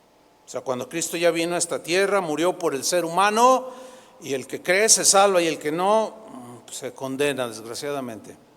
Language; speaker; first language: Spanish; native; Spanish